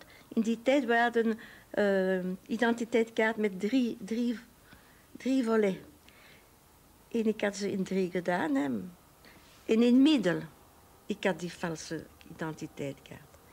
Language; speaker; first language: Dutch; non-native, local second language; French